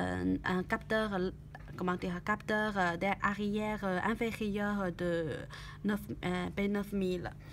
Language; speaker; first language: French; non-native, learner; Chinese